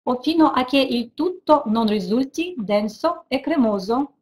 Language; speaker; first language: Italian; non-native, fluent; Russian